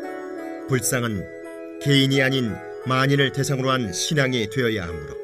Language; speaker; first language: Korean; native; Korean